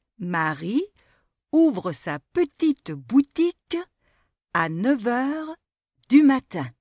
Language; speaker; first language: French; non-native, local second language; Arabic